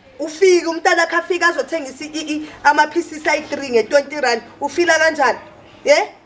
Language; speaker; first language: Zulu; native; Zulu